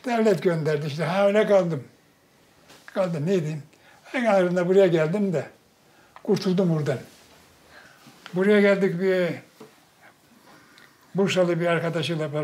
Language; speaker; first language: Turkish; native; Turkish